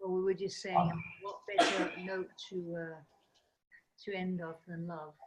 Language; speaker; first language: English; non-native, fluent; Danish